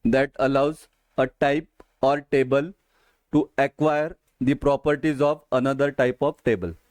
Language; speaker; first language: Hindi; non-native, local second language; Marathi